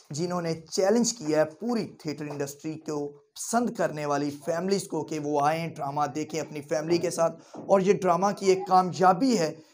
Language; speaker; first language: Urdu; non-native, local second language; Punjabi